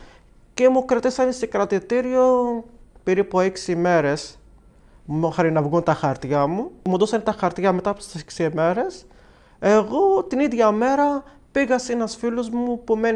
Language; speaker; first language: Greek; non-native, fluent; Arabic